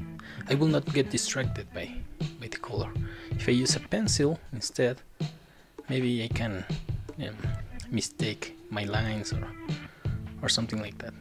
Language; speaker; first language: English; non-native, fluent; Spanish